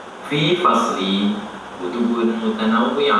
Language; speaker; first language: Arabic; non-native, learner; Indonesian